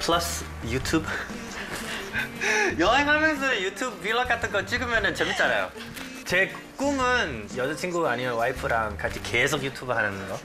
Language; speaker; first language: Korean; non-native, fluent; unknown